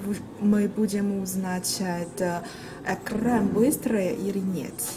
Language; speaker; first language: Russian; non-native, learner; Chinese